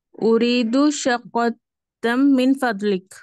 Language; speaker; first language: Arabic; non-native, learner; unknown